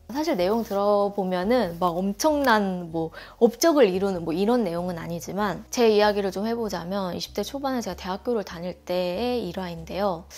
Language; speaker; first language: Korean; native; Korean